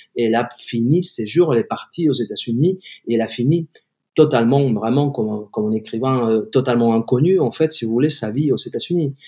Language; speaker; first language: French; non-native, fluent; Spanish